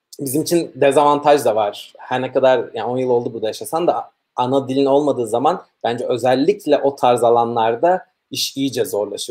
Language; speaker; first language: Turkish; native; Turkish